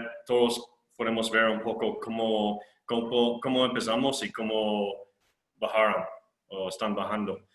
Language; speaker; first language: Spanish; non-native, fluent; English